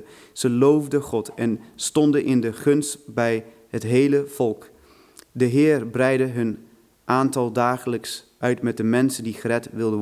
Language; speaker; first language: Dutch; non-native, fluent; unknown